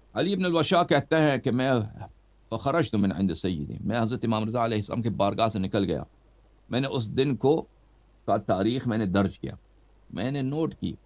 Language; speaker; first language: Urdu; non-native, fluent; Persian